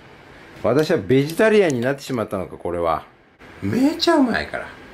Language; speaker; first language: Japanese; native; Japanese